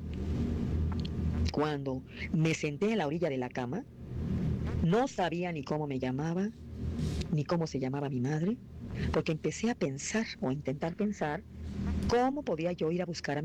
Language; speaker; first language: Spanish; native; Spanish